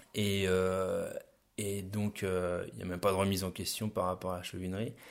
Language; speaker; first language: French; native; French